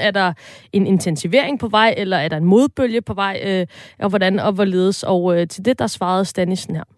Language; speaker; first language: Danish; native; Danish